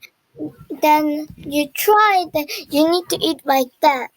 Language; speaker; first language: English; non-native, learner; Korean